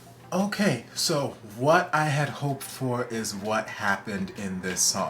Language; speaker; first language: English; native; English